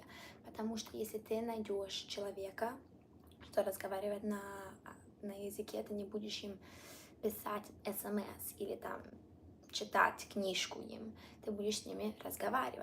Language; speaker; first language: Russian; early bilingual, heritage; Italian